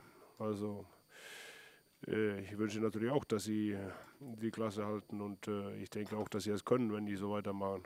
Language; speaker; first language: German; non-native, fluent; Icelandic